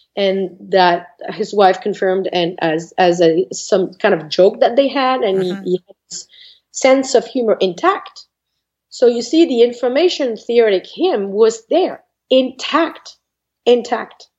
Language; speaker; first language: English; non-native, fluent; French